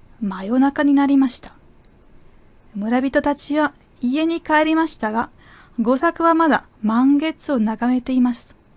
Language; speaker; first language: Japanese; non-native, fluent; German